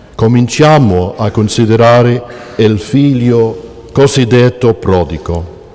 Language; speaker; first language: Italian; non-native, fluent; English